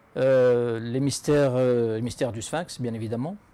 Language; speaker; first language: French; native; French